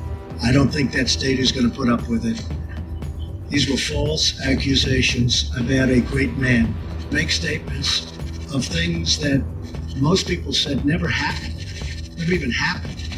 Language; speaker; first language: English; native; English